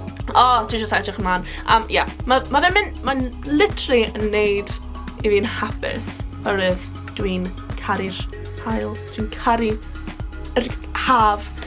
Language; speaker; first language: Welsh; non-native, local second language; English